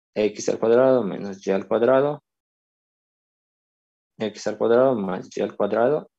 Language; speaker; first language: Spanish; native; Spanish